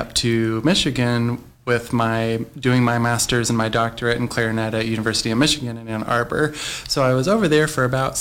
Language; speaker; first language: English; native; English